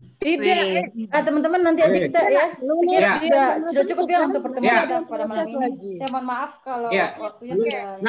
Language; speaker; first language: Indonesian; native; Indonesian